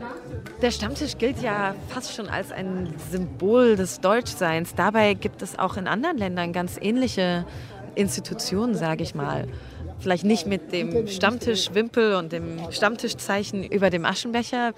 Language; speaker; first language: German; native; German